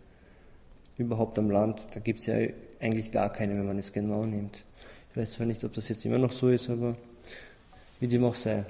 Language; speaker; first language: German; early bilingual, other home language; Albanian